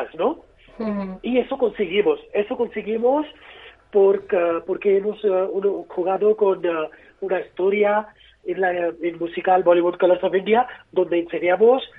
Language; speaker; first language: Spanish; non-native, fluent; Hindi